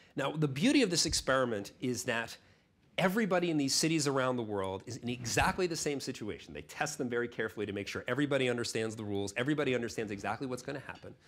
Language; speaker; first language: English; native; English